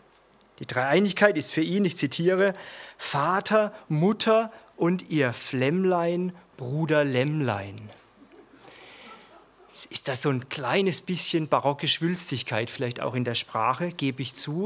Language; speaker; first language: German; native; German